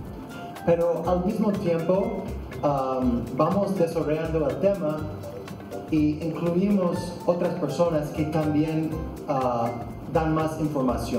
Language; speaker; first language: Spanish; non-native, fluent; English